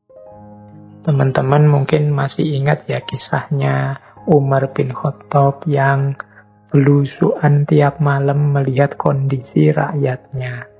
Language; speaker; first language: Indonesian; native; Indonesian